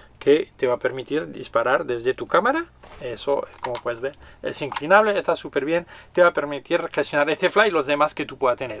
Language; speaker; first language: Spanish; non-native, fluent; French